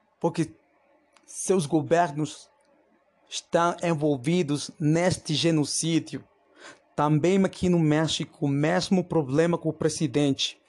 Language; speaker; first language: Portuguese; non-native, fluent; Spanish